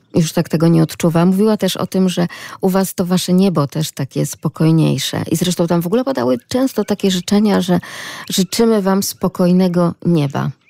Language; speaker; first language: Polish; native; Polish